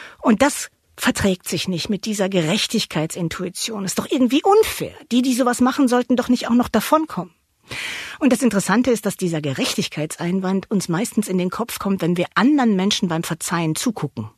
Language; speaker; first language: German; native; German